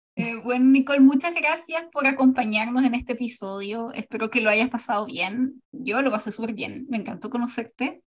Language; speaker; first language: Spanish; native; Spanish